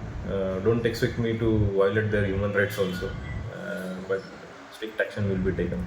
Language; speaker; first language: English; non-native, local second language; Marathi